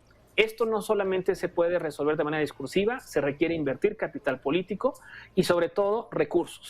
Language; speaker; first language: Spanish; native; Spanish